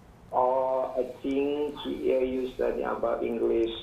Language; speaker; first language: English; non-native, learner; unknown